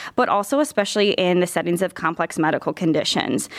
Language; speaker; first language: English; native; English